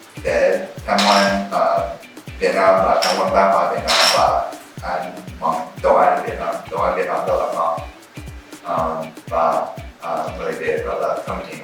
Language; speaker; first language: Vietnamese; non-native, learner; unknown